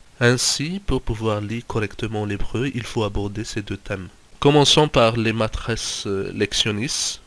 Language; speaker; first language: French; native; French